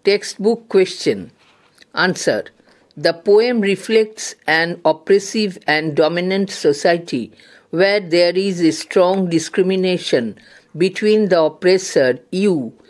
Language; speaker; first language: English; non-native, local second language; Bangla